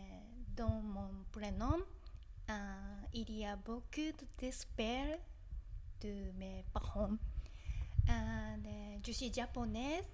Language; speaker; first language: French; non-native, learner; Japanese